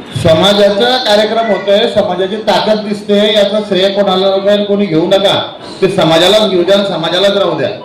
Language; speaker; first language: Marathi; non-native, local second language; Haryanvi